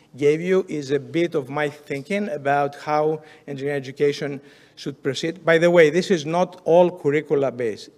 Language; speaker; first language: English; non-native, fluent; Greek